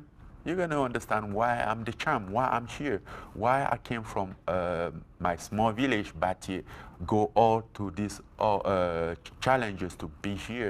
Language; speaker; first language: English; non-native, fluent; French